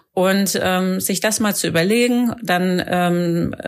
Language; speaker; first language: German; native; German